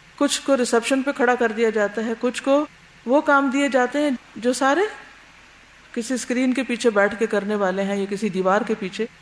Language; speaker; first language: Urdu; native; Urdu